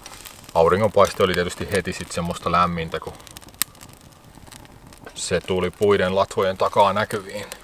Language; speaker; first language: Finnish; native; Finnish